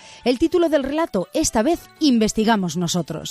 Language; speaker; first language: Spanish; native; Spanish